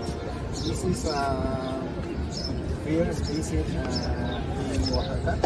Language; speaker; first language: English; non-native, learner; Spanish